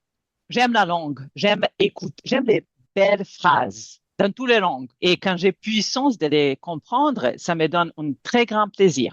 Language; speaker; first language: French; non-native, fluent; Serbian